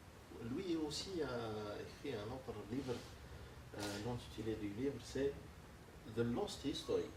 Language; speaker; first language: French; non-native, local second language; Arabic